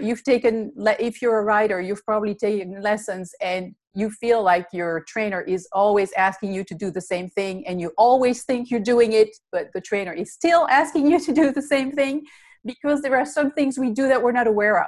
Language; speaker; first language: English; non-native, fluent; French